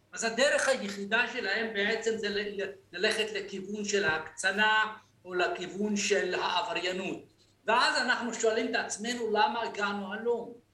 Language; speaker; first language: Hebrew; non-native, local second language; Arabic